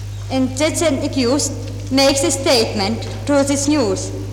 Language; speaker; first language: English; non-native, fluent; Czech